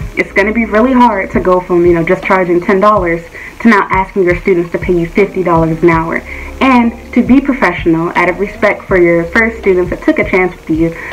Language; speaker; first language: English; native; English